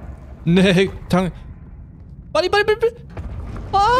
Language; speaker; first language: Korean; non-native, fluent; German